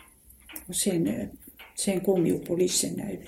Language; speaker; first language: Swedish; non-native, fluent; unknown